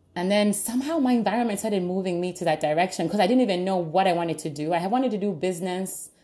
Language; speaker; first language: English; non-native, local second language; Ganda